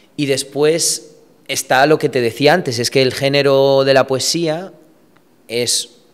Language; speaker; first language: Spanish; early bilingual, other home language; Romanian